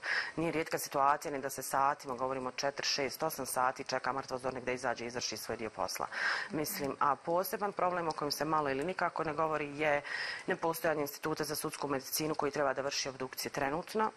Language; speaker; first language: Croatian; native; Croatian